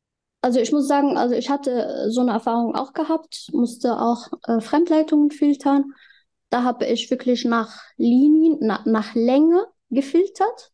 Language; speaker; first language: German; non-native, fluent; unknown